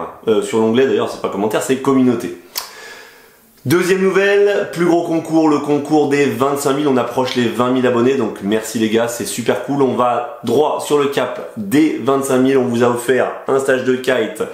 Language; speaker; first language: French; native; French